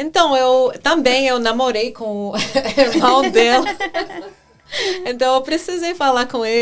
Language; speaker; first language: Portuguese; non-native, fluent; English